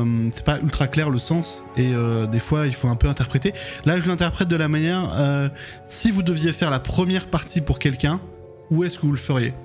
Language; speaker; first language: French; native; French